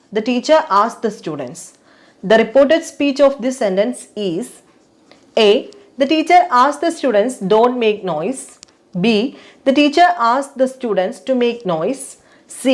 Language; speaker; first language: English; non-native, local second language; Malayalam